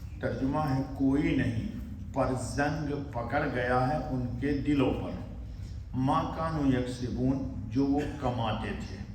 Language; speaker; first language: Urdu; native; Urdu